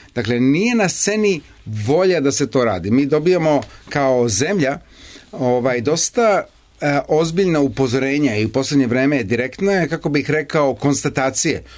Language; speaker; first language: Serbian; native; Serbian